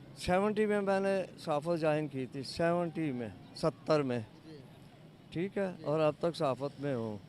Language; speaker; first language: Hindi; non-native, local second language; Punjabi